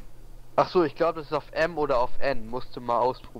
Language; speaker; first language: German; native; German